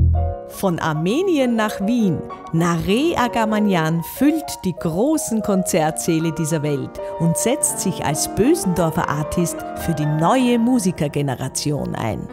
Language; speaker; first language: German; native; German